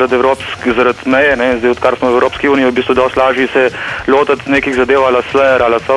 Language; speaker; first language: Slovenian; native; Slovenian